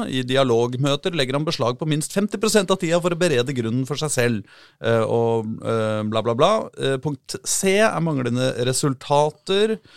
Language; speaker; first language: Norwegian; native; Norwegian